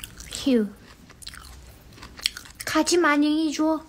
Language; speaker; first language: Korean; non-native, fluent; Chinese